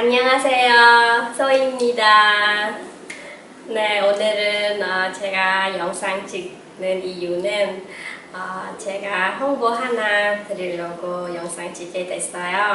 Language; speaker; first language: Korean; non-native, fluent; Khmer